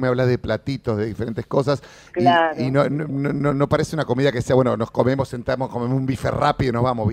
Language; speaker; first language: Spanish; native; Spanish